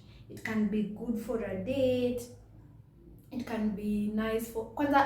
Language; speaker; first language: English; non-native, local second language; Swahili